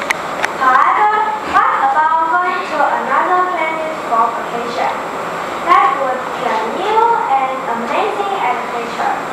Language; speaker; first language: English; non-native, learner; Chinese